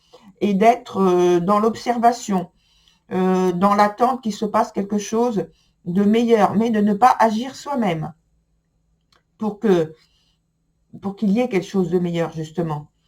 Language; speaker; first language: French; native; French